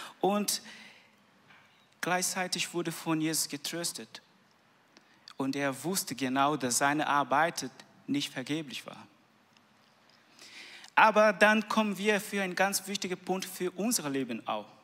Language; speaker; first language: German; non-native, learner; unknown